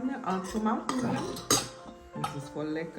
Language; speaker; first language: German; native; German